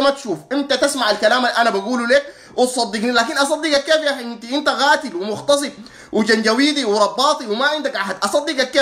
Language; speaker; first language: Arabic; native; Arabic